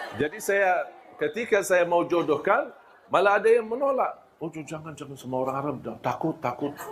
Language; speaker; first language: Malay; non-native, fluent; Arabic